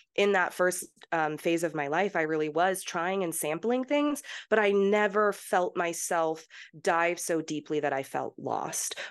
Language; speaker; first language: English; early bilingual, heritage; English